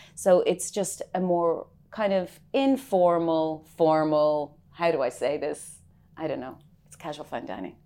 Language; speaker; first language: English; native; English